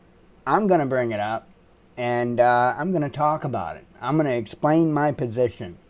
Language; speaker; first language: English; native; English